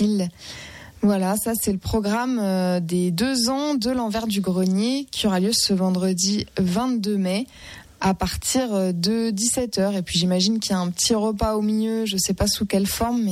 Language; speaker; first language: French; native; French